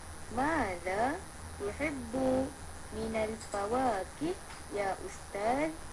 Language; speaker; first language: Arabic; non-native, learner; Malay